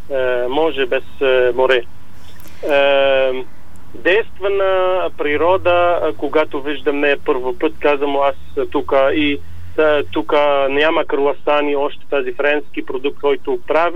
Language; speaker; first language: Bulgarian; non-native, learner; Arabic